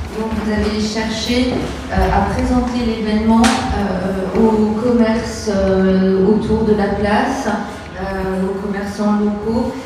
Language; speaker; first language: French; native; French